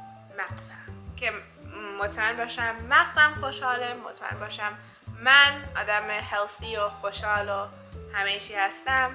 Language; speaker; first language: Persian; early bilingual, heritage; Persian